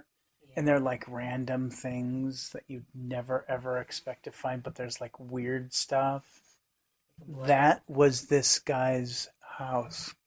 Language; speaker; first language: English; native; English